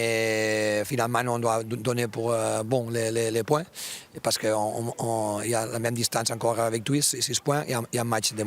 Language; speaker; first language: French; non-native, fluent; Spanish